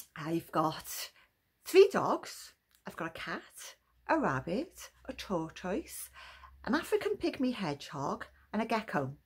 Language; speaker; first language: English; native; English